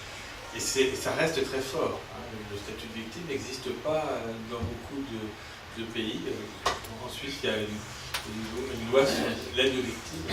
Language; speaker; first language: French; native; French